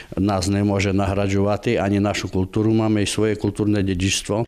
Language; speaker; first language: Slovak; non-native, local second language; Rusyn